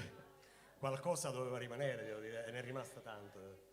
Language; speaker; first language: Italian; native; Italian